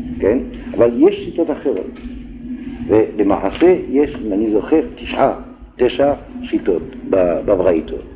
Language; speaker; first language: Hebrew; non-native, fluent; French